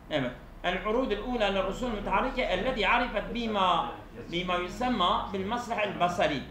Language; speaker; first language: Arabic; non-native, fluent; Turkish